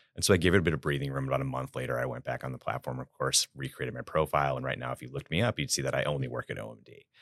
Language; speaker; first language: English; native; English